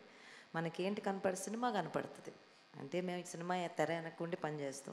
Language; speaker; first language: Telugu; native; Telugu